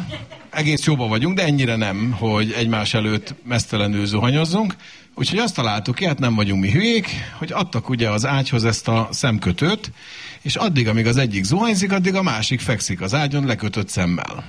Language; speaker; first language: Hungarian; native; Hungarian